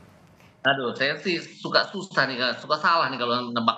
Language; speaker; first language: Indonesian; native; Indonesian